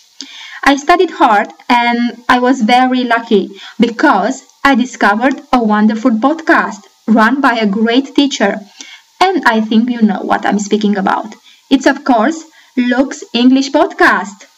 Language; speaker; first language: English; non-native, fluent; Romanian